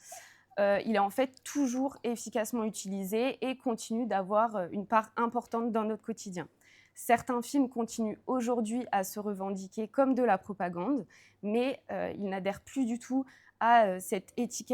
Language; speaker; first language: French; native; French